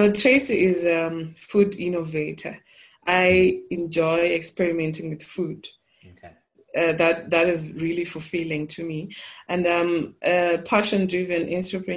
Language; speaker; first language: English; non-native, local second language; Shona